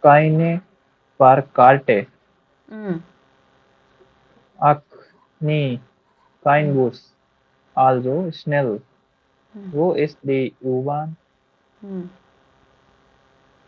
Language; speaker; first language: German; non-native, learner; Hindi